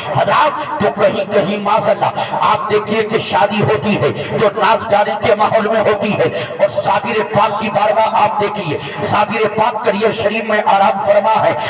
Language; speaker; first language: Urdu; native; Urdu